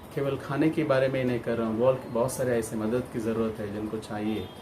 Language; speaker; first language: Hindi; non-native, local second language; Kannada